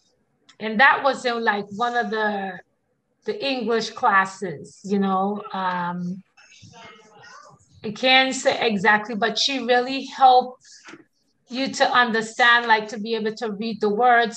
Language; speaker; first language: English; native; English